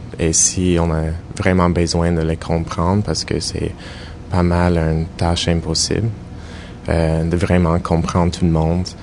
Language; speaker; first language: French; non-native, fluent; English